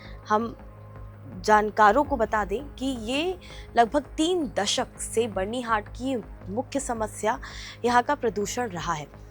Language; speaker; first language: Hindi; native; Hindi